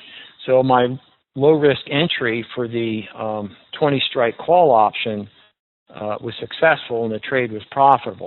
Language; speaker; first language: English; native; English